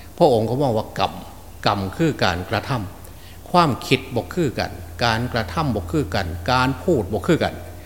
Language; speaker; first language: Thai; native; Thai